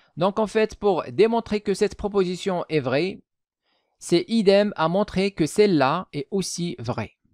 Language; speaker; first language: French; non-native, local second language; Arabic